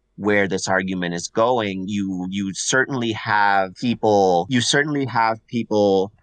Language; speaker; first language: English; non-native, fluent; Spanish